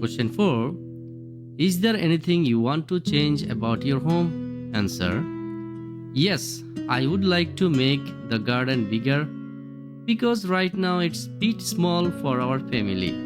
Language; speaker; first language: English; non-native, local second language; Bangla